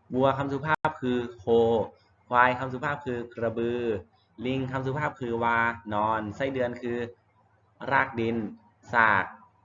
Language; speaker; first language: Thai; native; Thai